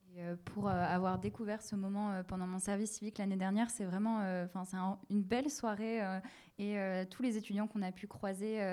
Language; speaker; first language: French; native; French